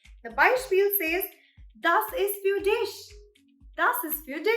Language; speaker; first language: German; non-native, learner; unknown